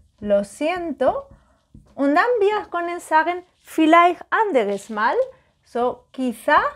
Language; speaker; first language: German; non-native, learner; Spanish